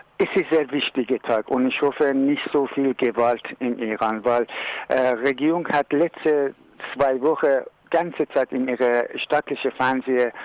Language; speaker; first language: German; non-native, learner; Persian